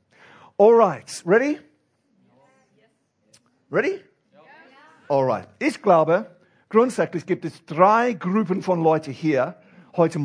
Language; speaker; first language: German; non-native, fluent; English